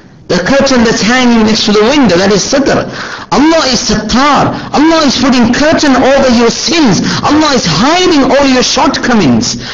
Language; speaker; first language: English; non-native, local second language; Malayalam